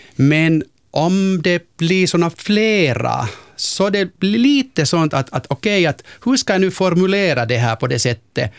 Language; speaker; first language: Swedish; non-native, local second language; Finnish